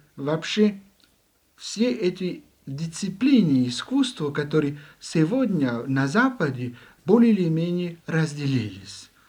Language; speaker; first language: Russian; non-native, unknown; French